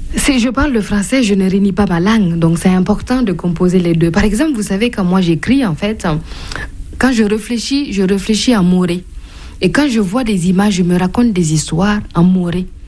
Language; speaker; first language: French; non-native, local second language; Mossi